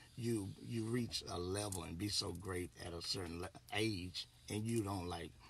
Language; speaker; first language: English; native; English